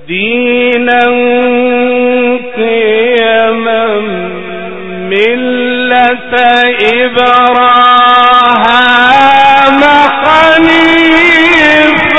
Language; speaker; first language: Arabic; native; Arabic